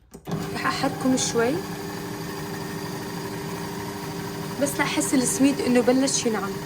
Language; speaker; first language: Arabic; native; Arabic